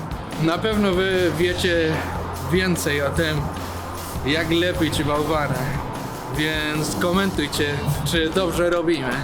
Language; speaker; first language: Polish; non-native, learner; Spanish